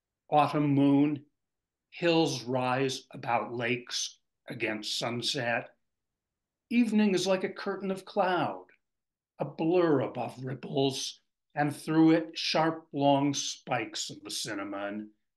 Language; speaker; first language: English; native; English